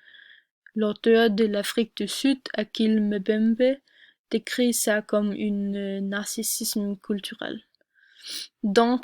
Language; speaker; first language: French; non-native, learner; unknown